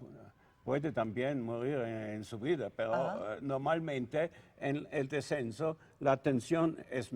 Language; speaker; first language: Spanish; non-native, learner; Italian